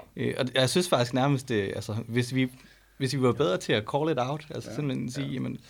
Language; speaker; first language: Danish; native; Danish